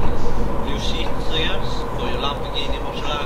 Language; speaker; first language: English; native; English